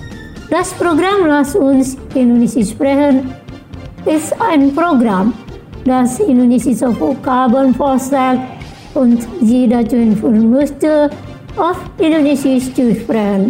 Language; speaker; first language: German; non-native, learner; Indonesian